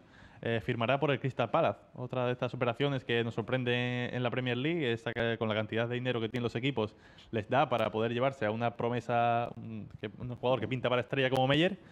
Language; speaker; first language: Spanish; native; Spanish